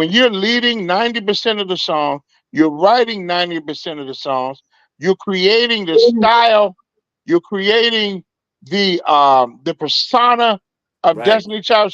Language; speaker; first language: English; native; English